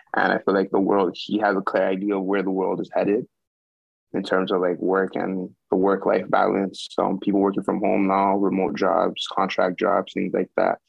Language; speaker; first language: English; early bilingual, other home language; Yoruba